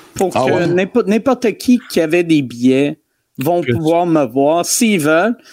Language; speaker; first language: French; native; French